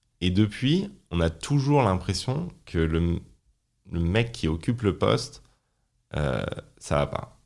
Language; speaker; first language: French; native; French